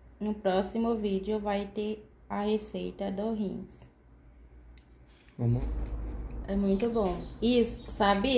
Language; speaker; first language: Portuguese; non-native, fluent; Haitian Creole